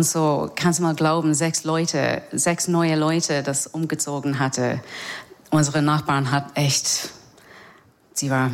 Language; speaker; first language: German; non-native, fluent; English